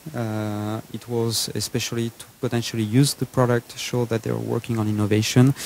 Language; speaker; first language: English; non-native, fluent; French